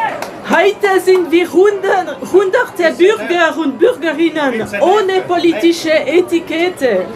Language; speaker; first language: German; non-native, local second language; French